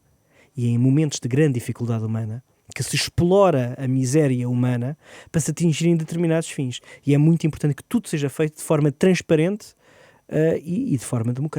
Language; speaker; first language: Portuguese; native; Portuguese